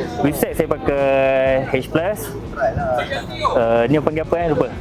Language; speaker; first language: Malay; native; Malay